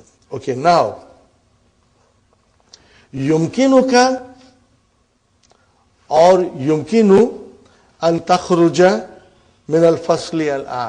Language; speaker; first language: Arabic; non-native, fluent; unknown